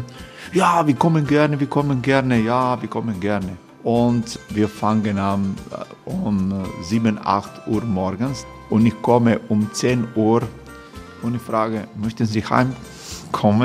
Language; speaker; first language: German; non-native, learner; Croatian